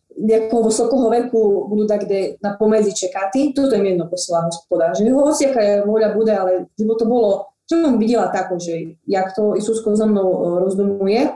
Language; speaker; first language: Slovak; non-native, local second language; Rusyn